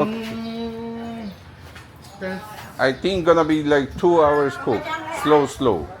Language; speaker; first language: English; non-native, learner; Polish